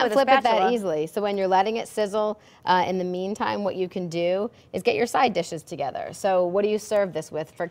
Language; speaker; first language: English; native; English